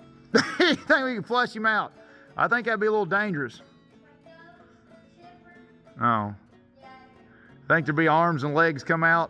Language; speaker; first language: English; native; English